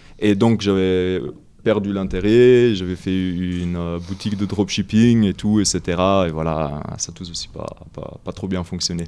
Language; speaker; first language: French; non-native, fluent; German